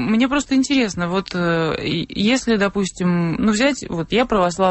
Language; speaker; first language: Russian; native; Russian